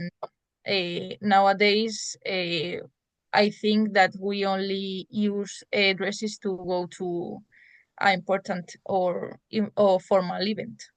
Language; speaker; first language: English; non-native, learner; Spanish